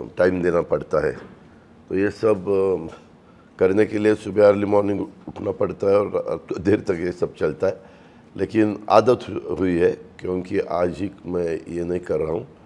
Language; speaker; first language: Hindi; non-native, local second language; Marathi